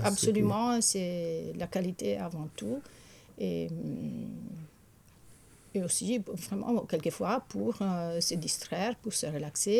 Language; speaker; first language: French; non-native, fluent; Italian